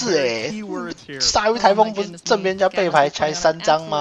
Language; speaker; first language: Chinese; native; Chinese